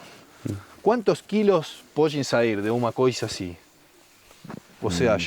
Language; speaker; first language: Portuguese; non-native, learner; Spanish